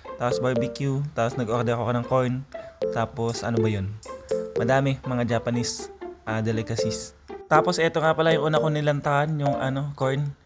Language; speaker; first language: Filipino; native; Filipino